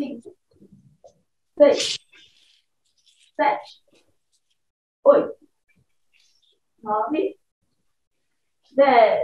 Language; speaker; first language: Portuguese; native; Portuguese